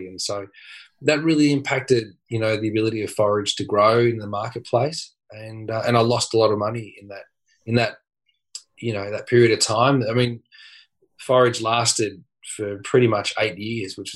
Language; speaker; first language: English; native; English